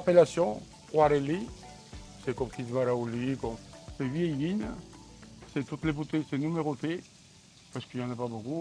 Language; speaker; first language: French; non-native, learner; Georgian